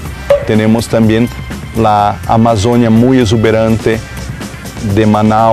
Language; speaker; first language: Spanish; non-native, fluent; Portuguese